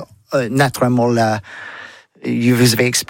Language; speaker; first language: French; non-native, learner; English